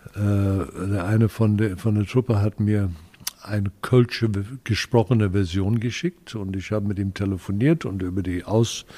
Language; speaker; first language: German; non-native, fluent; English